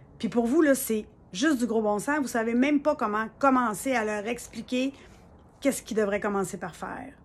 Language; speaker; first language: French; native; French